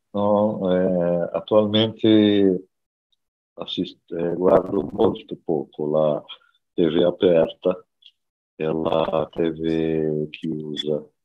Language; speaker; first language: Italian; non-native, learner; Portuguese